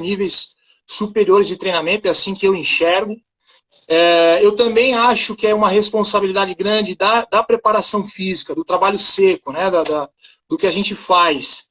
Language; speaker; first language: Portuguese; native; Portuguese